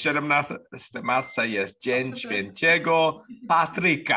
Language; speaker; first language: Polish; non-native, learner; English